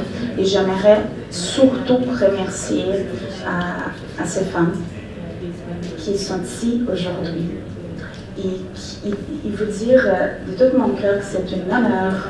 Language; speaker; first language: French; non-native, fluent; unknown